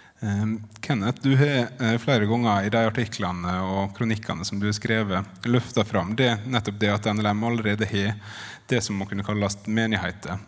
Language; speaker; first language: Norwegian; native; Norwegian